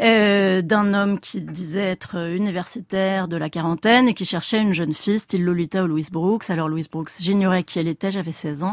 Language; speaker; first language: French; native; French